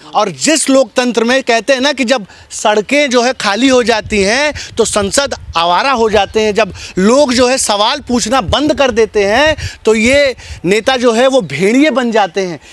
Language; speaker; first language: Hindi; native; Hindi